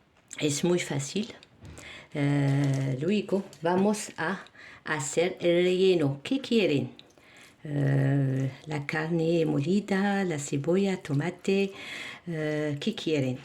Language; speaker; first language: Spanish; non-native, learner; Arabic